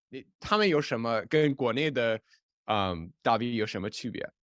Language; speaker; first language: Chinese; non-native, fluent; English